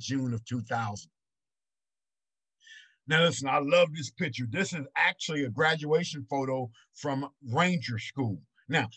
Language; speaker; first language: English; native; English